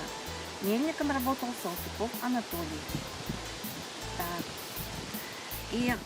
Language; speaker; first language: Russian; native; Russian